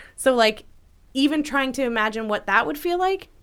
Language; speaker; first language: English; native; English